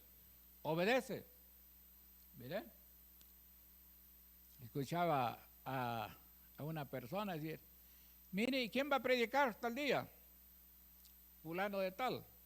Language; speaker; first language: Spanish; native; Spanish